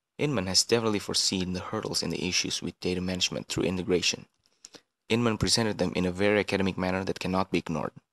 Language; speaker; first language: English; non-native, fluent; Indonesian